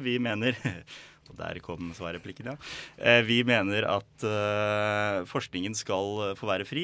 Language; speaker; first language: Norwegian; native; Norwegian